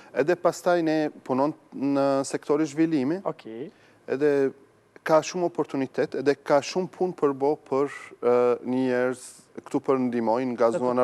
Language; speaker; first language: Albanian; non-native, learner; Arabic